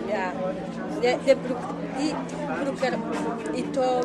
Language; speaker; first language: Norwegian; non-native, learner; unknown